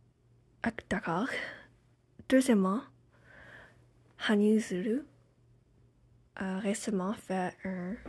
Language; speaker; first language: French; non-native, fluent; English